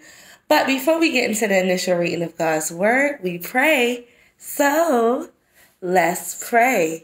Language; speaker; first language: English; native; English